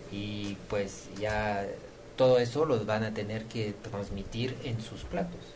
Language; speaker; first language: Spanish; non-native, fluent; French